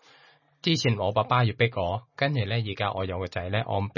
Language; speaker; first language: Cantonese; non-native, fluent; Thai